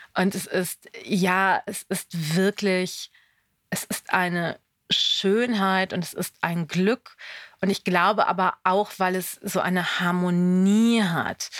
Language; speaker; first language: German; native; German